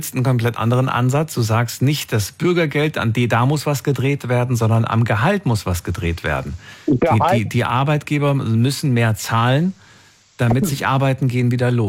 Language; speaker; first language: German; native; German